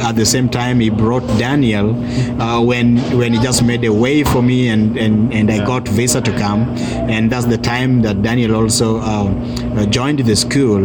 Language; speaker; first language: English; non-native, local second language; Luo (Kenya and Tanzania)